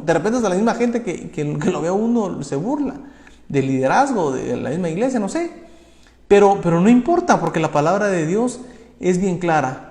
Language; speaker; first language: Spanish; native; Spanish